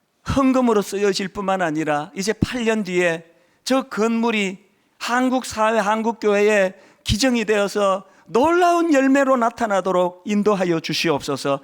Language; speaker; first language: Korean; native; Korean